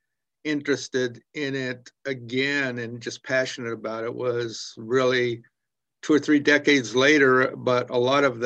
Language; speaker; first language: English; native; English